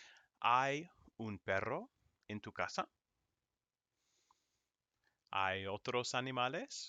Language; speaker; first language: Spanish; non-native, fluent; English